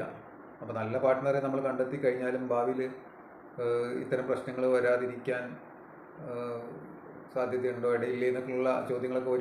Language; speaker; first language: Malayalam; native; Malayalam